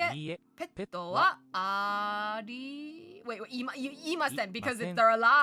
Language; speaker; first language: Japanese; non-native, learner; English